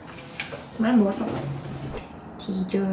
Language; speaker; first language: Korean; native; Korean